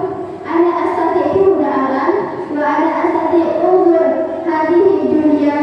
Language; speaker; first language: Arabic; non-native, learner; Indonesian